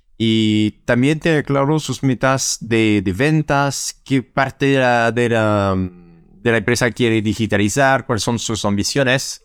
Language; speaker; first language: Spanish; non-native, fluent; French